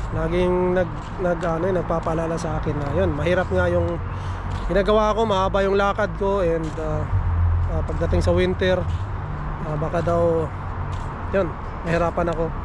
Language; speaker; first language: Filipino; non-native, local second language; Cebuano